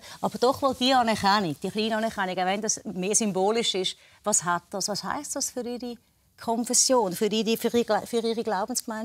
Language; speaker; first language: German; native; German